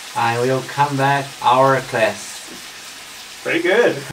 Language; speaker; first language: English; non-native, learner; Portuguese